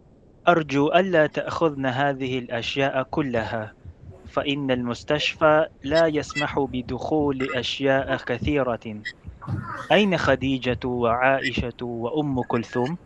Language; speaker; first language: Arabic; non-native, learner; Filipino